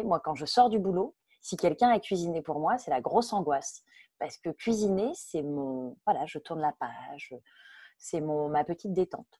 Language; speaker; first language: French; native; French